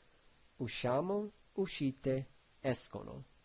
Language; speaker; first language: Italian; non-native, learner; English